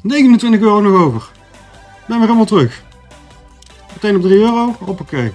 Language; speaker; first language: Dutch; native; Dutch